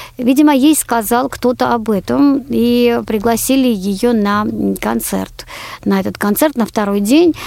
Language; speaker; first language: Russian; non-native, local second language; Georgian